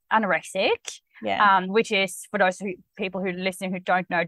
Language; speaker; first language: English; non-native, fluent; Swedish